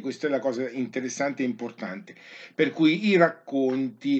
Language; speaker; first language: Italian; native; Italian